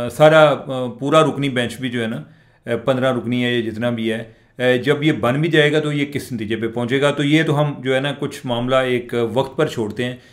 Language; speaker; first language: Urdu; non-native, local second language; Punjabi